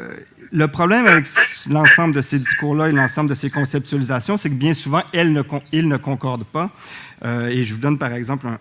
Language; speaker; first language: French; native; French